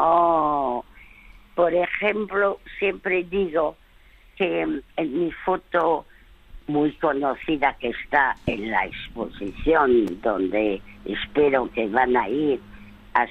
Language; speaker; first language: Spanish; early bilingual, other home language; French